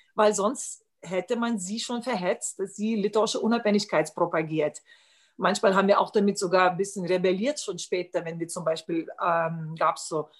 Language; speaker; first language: German; non-native, fluent; Lithuanian